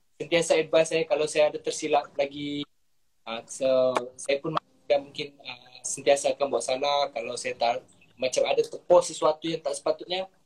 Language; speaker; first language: Malay; native; Malay